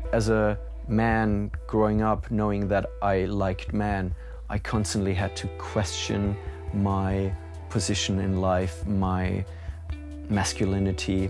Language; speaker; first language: English; non-native, fluent; German